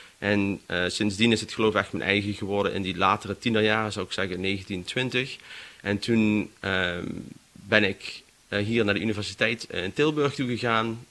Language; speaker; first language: Dutch; native; Dutch